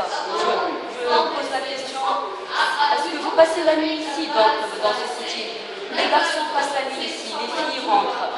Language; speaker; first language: French; non-native, local second language; Arabic